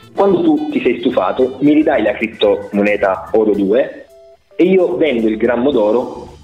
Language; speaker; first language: Italian; native; Italian